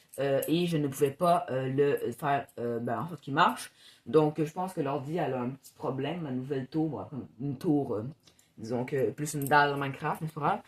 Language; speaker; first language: French; native; French